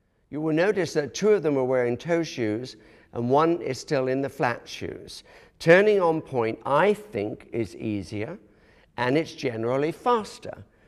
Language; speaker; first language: English; native; English